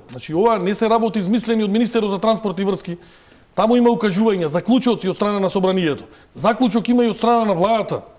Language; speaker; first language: Macedonian; native; Macedonian